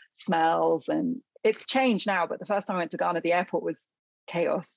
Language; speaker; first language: English; early bilingual, other home language; Akan